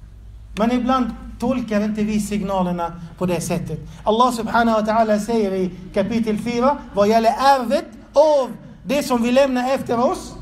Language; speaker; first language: Swedish; non-native, fluent; Arabic